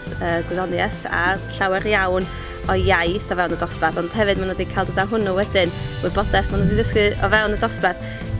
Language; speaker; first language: Welsh; native; Welsh